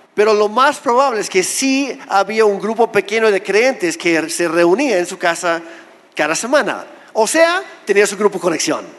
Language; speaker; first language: Spanish; non-native, fluent; English